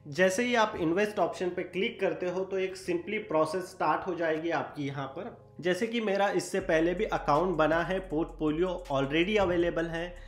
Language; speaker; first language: Hindi; native; Hindi